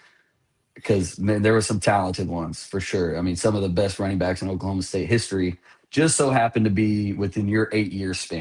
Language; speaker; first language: English; native; English